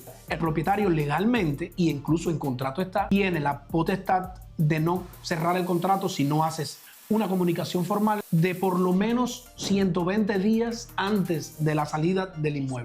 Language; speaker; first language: Spanish; native; Spanish